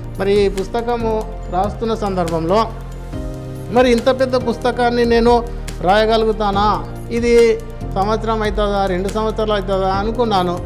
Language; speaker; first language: Telugu; non-native, local second language; Gondi